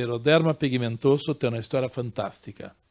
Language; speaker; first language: Spanish; non-native, fluent; Portuguese